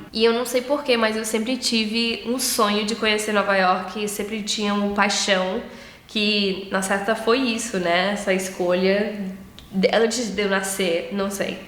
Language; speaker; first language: Portuguese; early bilingual, heritage; English